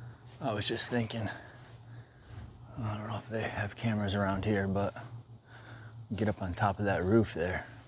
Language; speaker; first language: English; native; English